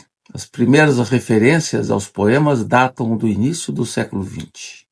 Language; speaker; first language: Portuguese; native; Portuguese